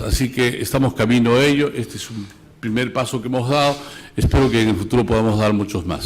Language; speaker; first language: Spanish; native; Spanish